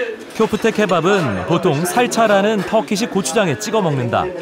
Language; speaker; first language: Korean; native; Korean